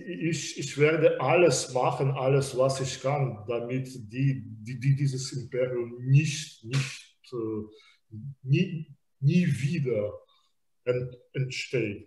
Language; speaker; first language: German; non-native, fluent; Belarusian